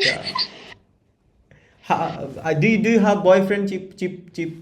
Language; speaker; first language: English; non-native, learner; Hindi